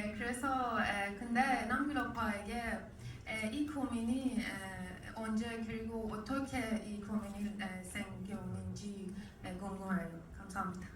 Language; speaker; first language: Korean; non-native, learner; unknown